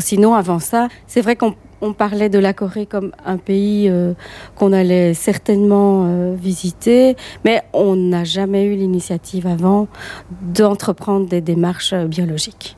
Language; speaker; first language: French; native; French